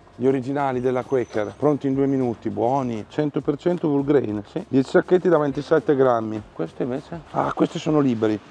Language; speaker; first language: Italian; native; Italian